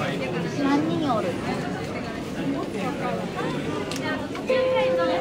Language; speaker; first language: Japanese; early bilingual, other home language; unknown